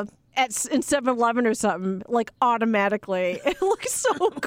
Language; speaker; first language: English; native; English